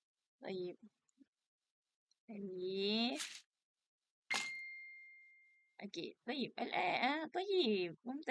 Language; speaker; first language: Arabic; non-native, learner; Malay